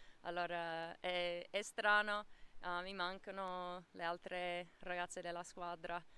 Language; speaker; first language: Italian; non-native, fluent; English